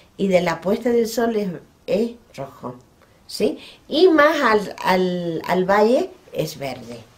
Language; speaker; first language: Spanish; non-native, local second language; Quechua